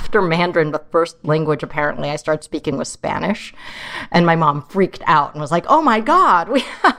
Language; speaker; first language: English; early bilingual, other home language; Chinese